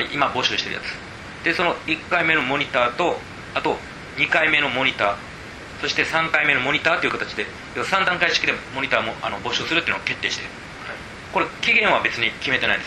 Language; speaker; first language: Japanese; native; Japanese